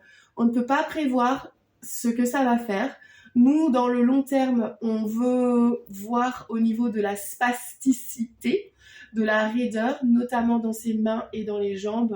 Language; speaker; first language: French; native; French